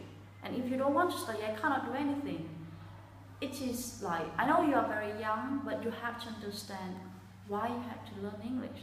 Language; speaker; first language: English; non-native, fluent; Vietnamese